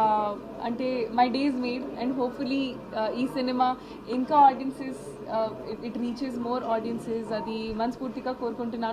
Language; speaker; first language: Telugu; non-native, local second language; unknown